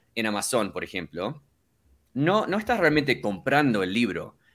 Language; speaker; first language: Spanish; early bilingual, heritage; Spanish